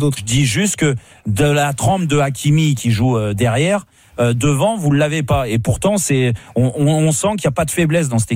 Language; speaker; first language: French; native; French